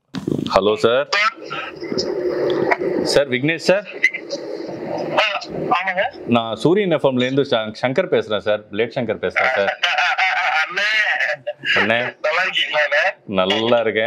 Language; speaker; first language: Tamil; native; Tamil